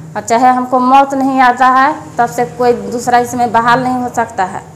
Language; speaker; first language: Hindi; native; Hindi